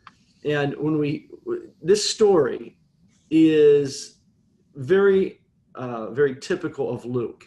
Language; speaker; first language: English; native; English